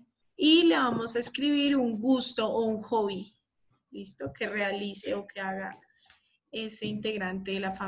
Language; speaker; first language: Spanish; native; Spanish